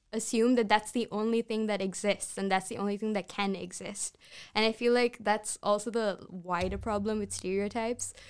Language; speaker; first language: English; non-native, local second language; Sinhala